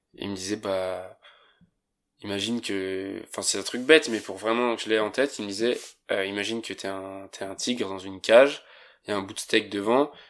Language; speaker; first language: French; native; French